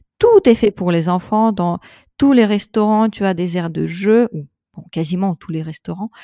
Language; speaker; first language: French; non-native, fluent; Russian